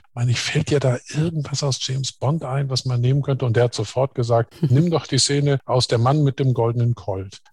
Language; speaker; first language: German; native; German